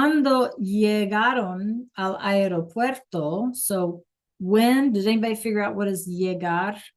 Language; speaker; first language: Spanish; non-native, fluent; English